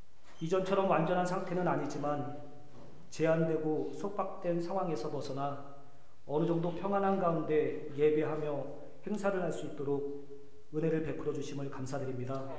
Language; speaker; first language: Korean; native; Korean